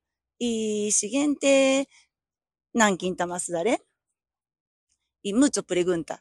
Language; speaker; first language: Spanish; non-native, learner; Japanese